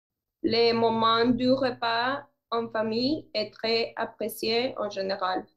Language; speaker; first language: French; non-native, learner; Spanish